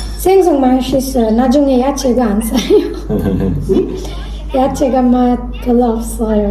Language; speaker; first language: Korean; non-native, learner; Bangla